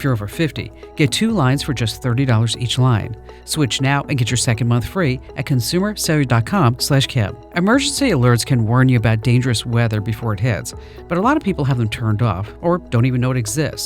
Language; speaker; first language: English; native; English